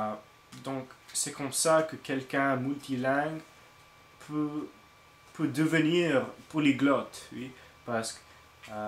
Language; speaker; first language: French; non-native, learner; English